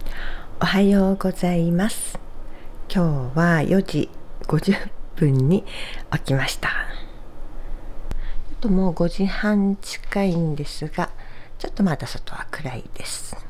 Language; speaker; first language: Japanese; native; Japanese